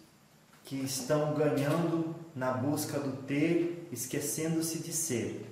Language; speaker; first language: Portuguese; native; Portuguese